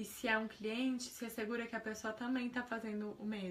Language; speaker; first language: Portuguese; native; Portuguese